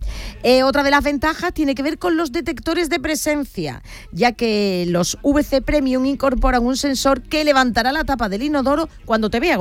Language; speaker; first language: Spanish; native; Spanish